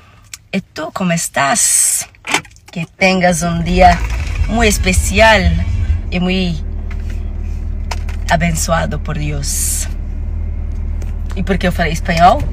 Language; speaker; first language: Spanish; non-native, learner; Portuguese